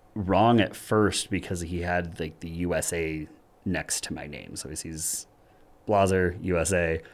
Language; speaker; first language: English; early bilingual, other home language; German